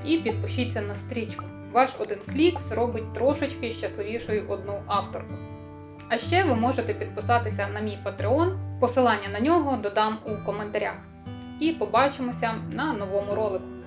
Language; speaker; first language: Ukrainian; native; Ukrainian